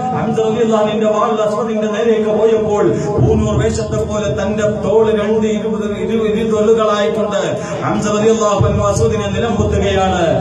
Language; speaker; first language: Malayalam; native; Malayalam